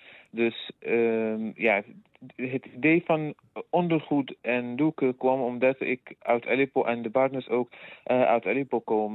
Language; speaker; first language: Dutch; non-native, fluent; Arabic